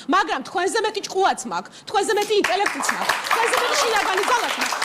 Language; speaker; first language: Georgian; non-native, local second language; Svan